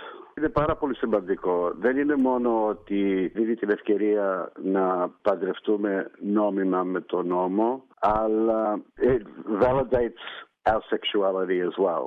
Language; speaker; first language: Greek; early bilingual, heritage; Greek